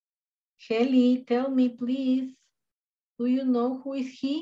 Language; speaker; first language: English; non-native, learner; Spanish